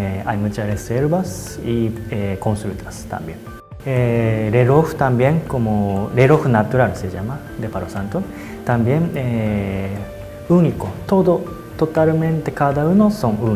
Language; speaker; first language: Spanish; non-native, learner; Japanese